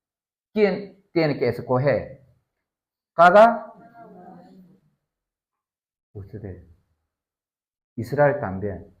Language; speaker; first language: Spanish; non-native, learner; Korean